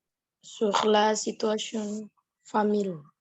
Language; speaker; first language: French; non-native, learner; Indonesian